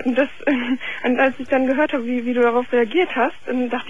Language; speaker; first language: German; native; German